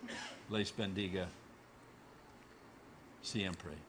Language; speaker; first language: Spanish; non-native, learner; English